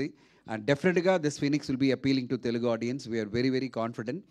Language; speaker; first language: Telugu; non-native, fluent; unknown